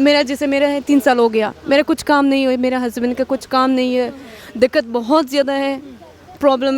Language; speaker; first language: Hindi; non-native, learner; Persian